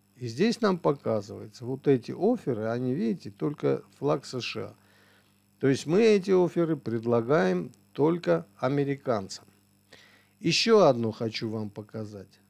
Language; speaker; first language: Russian; non-native, local second language; Armenian